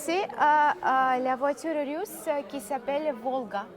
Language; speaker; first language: French; non-native, learner; Russian